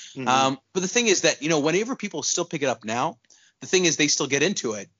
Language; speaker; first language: English; non-native, local second language; Urdu